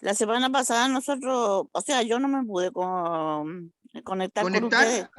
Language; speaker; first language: Spanish; native; Spanish